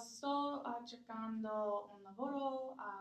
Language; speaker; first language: Italian; non-native, learner; English